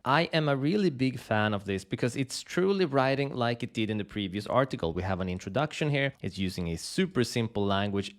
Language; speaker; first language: English; native; English